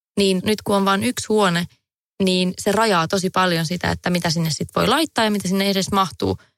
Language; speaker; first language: Finnish; native; Finnish